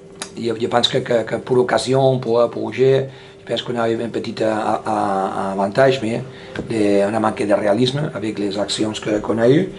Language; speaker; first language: French; non-native, fluent; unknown